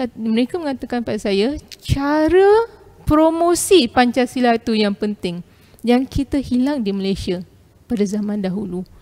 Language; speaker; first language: Malay; non-native, local second language; Tamil